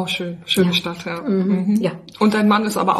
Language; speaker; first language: German; native; German